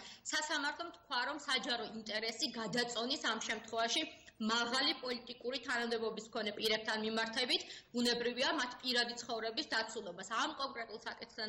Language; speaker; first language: Georgian; native; Georgian